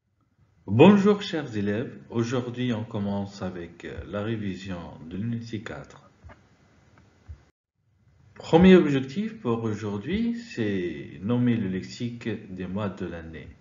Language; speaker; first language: French; non-native, fluent; Arabic